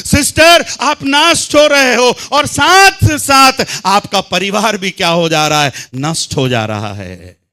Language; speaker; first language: Hindi; non-native, local second language; Telugu